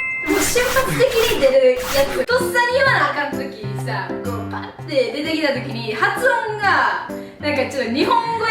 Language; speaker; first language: Japanese; native; Japanese